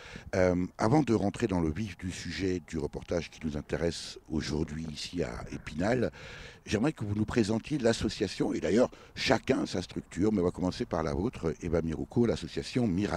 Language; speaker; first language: French; native; French